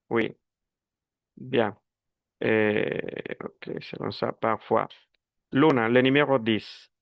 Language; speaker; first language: French; non-native, fluent; Spanish